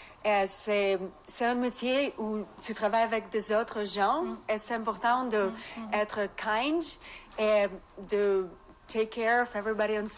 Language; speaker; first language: French; non-native, learner; Russian